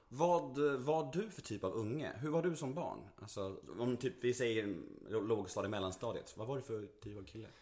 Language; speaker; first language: Swedish; native; Swedish